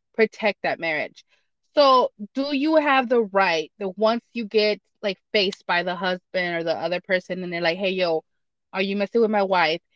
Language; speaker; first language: English; early bilingual, other home language; Spanish